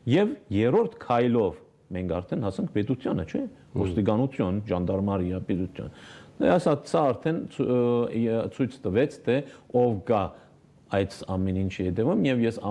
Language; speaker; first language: Armenian; native; Armenian